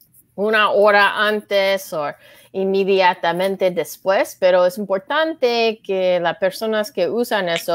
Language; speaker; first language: Spanish; non-native, learner; English